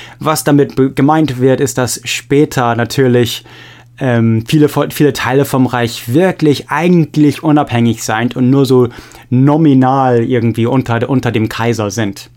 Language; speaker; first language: German; non-native, fluent; English